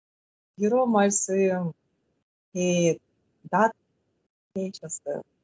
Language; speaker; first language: Korean; non-native, learner; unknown